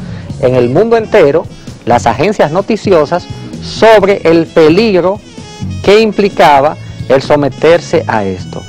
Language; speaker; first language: Spanish; native; Spanish